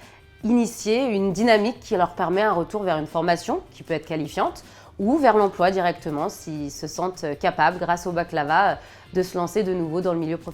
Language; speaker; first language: French; native; French